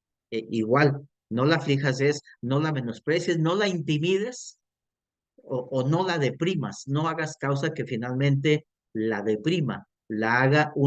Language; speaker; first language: Spanish; native; Spanish